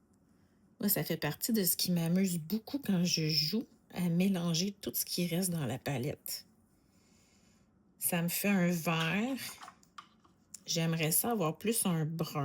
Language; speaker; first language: French; native; French